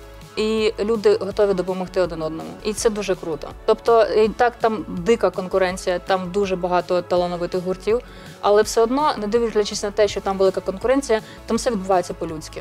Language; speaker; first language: Ukrainian; native; Ukrainian